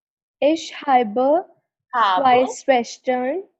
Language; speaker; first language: German; non-native, learner; Hindi